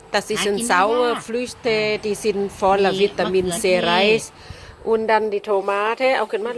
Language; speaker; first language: German; non-native, learner; Thai